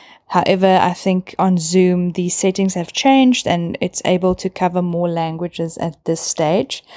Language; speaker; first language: English; non-native, local second language; Afrikaans